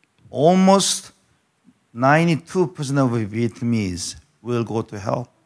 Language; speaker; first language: English; non-native, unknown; Korean